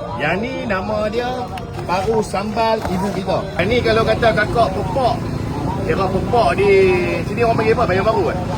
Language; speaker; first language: Malay; native; Malay